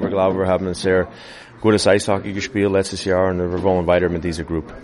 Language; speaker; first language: German; non-native, fluent; English